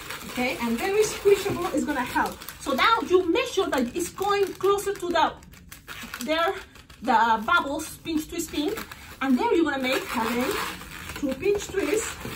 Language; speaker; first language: English; non-native, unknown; Spanish